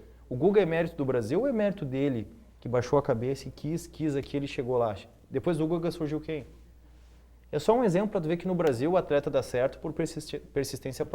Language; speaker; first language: Portuguese; native; Portuguese